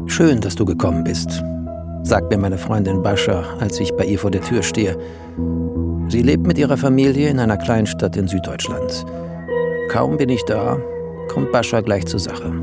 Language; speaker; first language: German; native; German